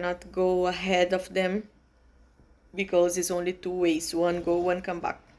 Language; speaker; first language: English; non-native, learner; Portuguese